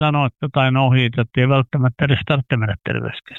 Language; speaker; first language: Finnish; native; Finnish